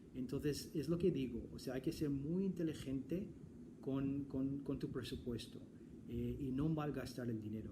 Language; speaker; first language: Spanish; non-native, fluent; English